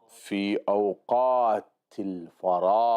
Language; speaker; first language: Arabic; non-native, fluent; English